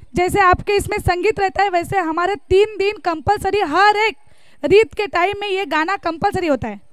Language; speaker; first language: Hindi; non-native, local second language; Marathi